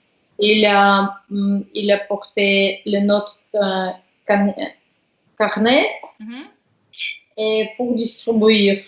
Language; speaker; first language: French; non-native, learner; Russian